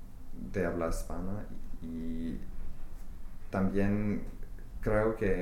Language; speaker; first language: Spanish; non-native, fluent; English